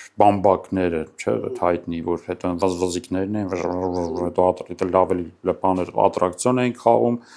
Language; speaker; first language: Armenian; native; Armenian